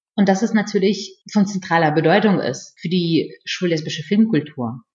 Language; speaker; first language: German; non-native, fluent; Russian